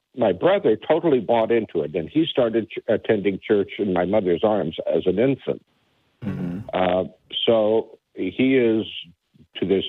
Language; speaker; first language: English; native; English